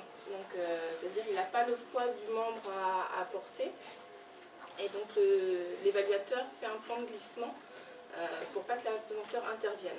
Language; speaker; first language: French; native; French